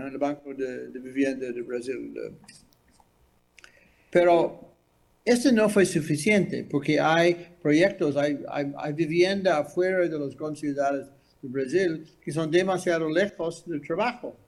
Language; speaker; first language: Spanish; non-native, fluent; English